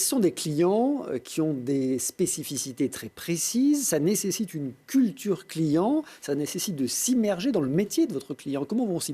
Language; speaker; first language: French; native; French